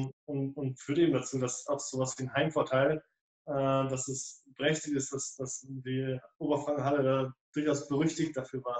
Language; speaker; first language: German; native; German